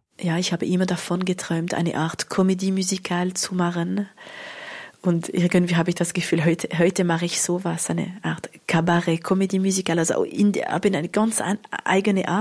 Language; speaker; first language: German; non-native, local second language; French